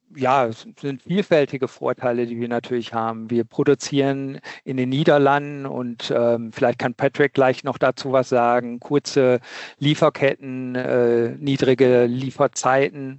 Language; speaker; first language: German; native; German